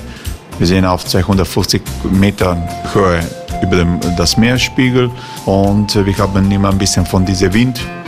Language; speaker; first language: German; non-native, fluent; Croatian